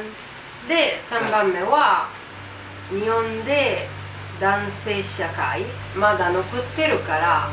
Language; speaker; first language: Japanese; non-native, learner; Italian